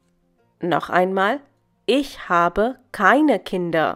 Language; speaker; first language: German; non-native, fluent; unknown